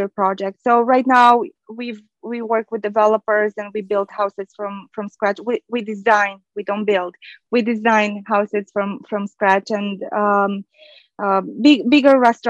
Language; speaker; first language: English; non-native, fluent; Romanian